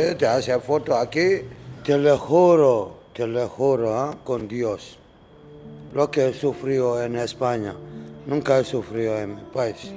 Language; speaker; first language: Spanish; non-native, learner; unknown